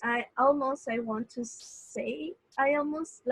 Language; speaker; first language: English; non-native, learner; Spanish